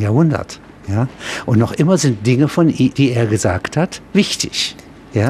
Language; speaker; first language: German; native; German